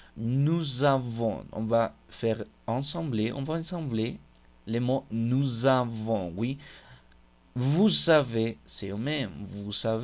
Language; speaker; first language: French; non-native, fluent; Spanish